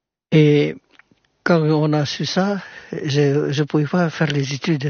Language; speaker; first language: French; non-native, fluent; Indonesian